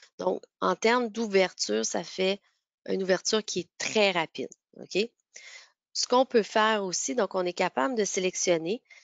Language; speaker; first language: French; native; French